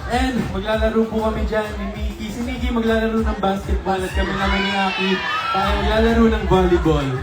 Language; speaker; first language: Filipino; native; Filipino